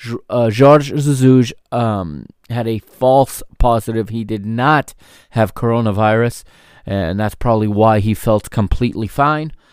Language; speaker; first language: English; native; English